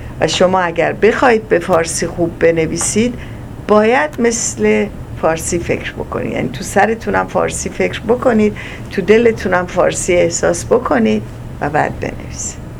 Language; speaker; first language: Persian; native; Persian